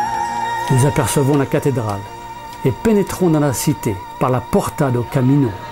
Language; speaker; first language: French; native; French